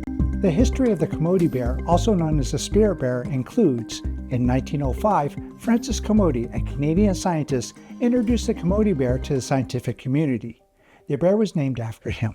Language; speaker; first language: English; native; English